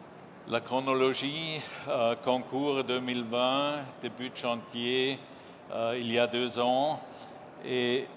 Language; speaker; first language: French; non-native, learner; German